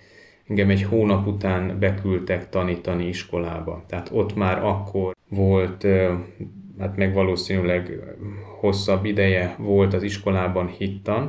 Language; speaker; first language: Hungarian; native; Hungarian